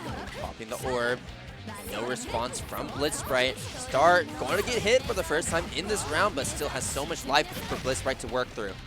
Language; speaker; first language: English; native; English